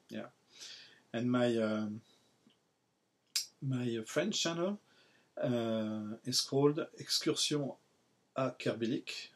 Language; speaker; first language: English; non-native, learner; French